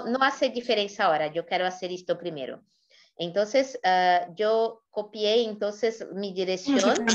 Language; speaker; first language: Spanish; non-native, fluent; Portuguese